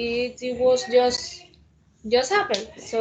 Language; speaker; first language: English; non-native, learner; Spanish